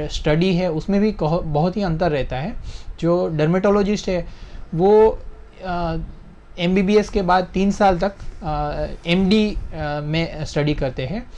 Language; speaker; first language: Hindi; non-native, local second language; Gujarati